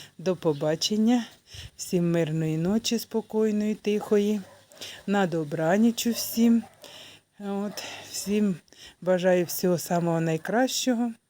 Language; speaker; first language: Ukrainian; native; Ukrainian